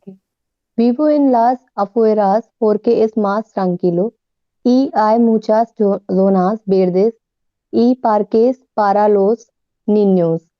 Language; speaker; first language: Spanish; non-native, learner; Hindi